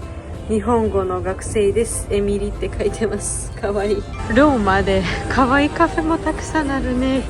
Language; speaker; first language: Japanese; non-native, fluent; Georgian